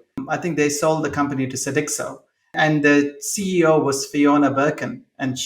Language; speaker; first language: English; non-native, local second language; Telugu